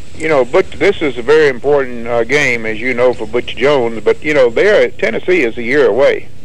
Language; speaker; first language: English; native; English